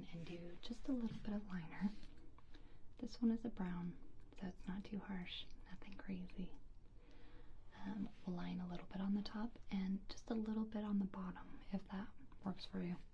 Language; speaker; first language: English; native; English